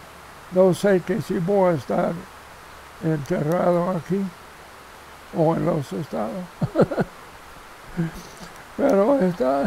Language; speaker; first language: Spanish; non-native, fluent; English